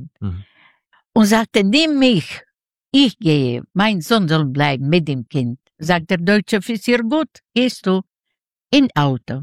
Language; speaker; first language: German; non-native, learner; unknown